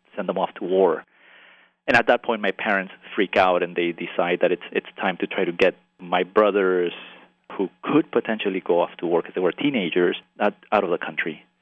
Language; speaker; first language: English; early bilingual, other home language; Spanish